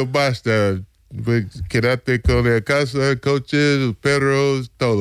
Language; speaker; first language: Spanish; non-native, fluent; English